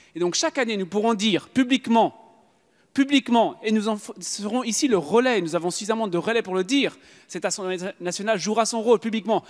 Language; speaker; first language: French; native; French